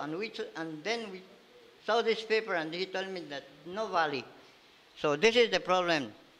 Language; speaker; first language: English; non-native, local second language; Spanish